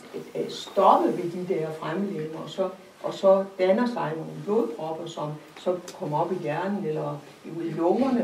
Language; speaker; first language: Danish; native; Danish